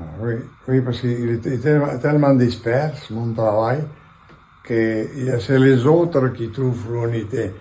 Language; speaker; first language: French; non-native, fluent; Catalan